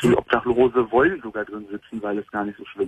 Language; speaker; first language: German; native; German